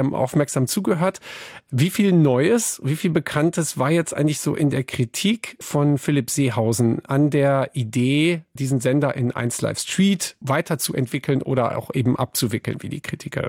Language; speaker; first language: German; native; German